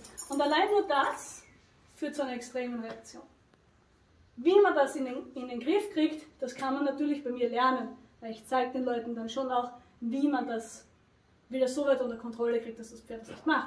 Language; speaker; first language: German; native; German